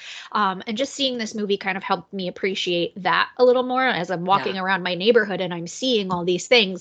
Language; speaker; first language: English; native; English